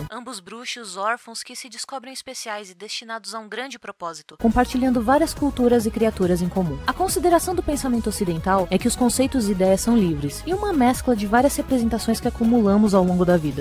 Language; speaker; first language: Portuguese; native; Portuguese